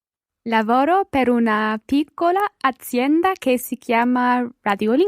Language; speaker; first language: Italian; non-native, learner; English